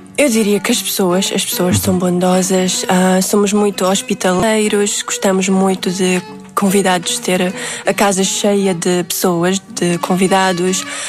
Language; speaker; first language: Portuguese; early bilingual, other home language; Uzbek